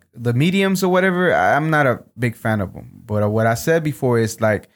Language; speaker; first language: English; early bilingual, other home language; Spanish